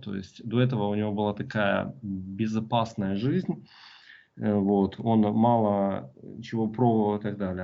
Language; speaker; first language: Russian; native; Russian